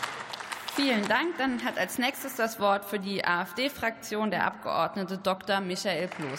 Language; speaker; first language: German; native; German